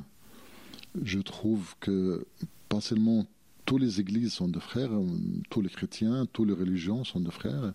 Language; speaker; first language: French; non-native, fluent; Arabic